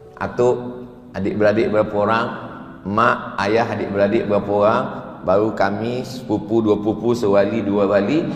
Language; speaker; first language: Malay; native; Malay